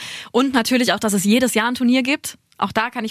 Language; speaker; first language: German; native; German